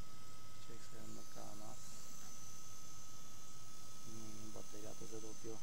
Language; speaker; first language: Bulgarian; native; Bulgarian